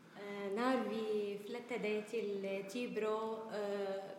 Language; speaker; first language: Swedish; non-native, learner; Arabic